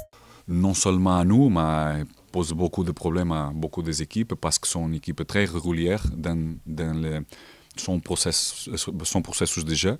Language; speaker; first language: French; non-native, fluent; Portuguese